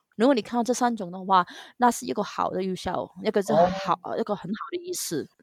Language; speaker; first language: Chinese; non-native, local second language; Cantonese